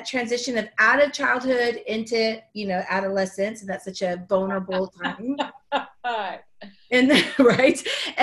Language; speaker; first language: English; native; English